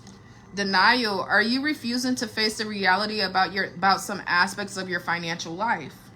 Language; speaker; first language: English; native; English